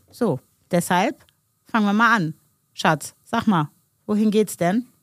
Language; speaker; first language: German; native; German